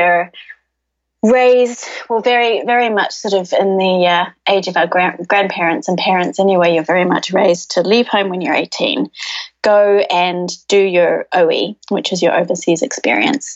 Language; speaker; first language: English; native; English